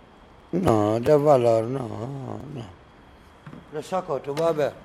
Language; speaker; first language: Spanish; non-native, learner; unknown